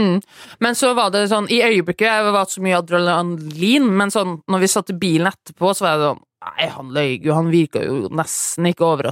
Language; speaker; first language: Norwegian; native; Norwegian